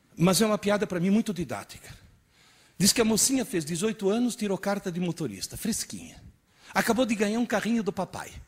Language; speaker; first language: Portuguese; early bilingual, other home language; Italian